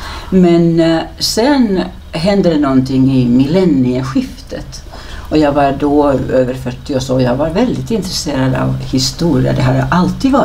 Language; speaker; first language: Swedish; native; Swedish